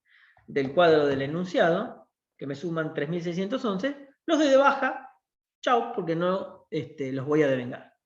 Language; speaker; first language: Spanish; native; Spanish